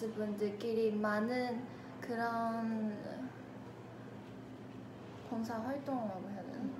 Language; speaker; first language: Korean; non-native, fluent; Chinese